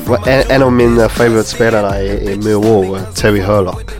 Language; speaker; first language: Swedish; non-native, learner; English